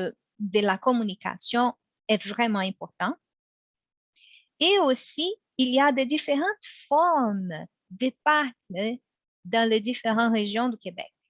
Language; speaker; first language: French; non-native, fluent; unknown